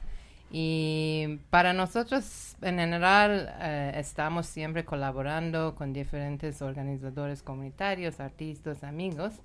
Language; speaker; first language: Spanish; non-native, learner; Persian